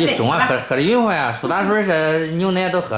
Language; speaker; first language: Chinese; native; Chinese